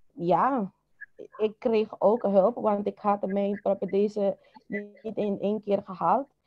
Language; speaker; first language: Dutch; non-native, local second language; Papiamento